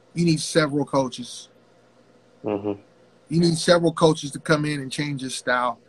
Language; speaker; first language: English; native; English